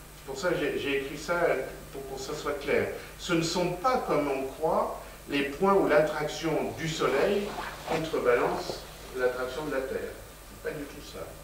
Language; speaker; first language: French; native; French